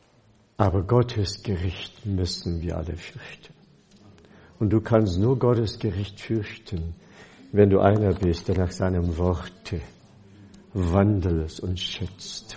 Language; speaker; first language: German; non-native, fluent; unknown